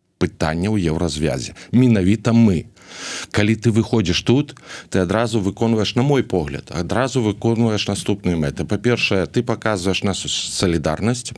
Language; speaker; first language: Belarusian; native; Belarusian